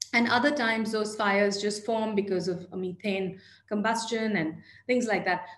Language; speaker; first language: English; non-native, local second language; Hindi